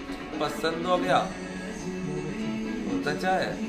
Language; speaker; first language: Hindi; non-native, local second language; Malayalam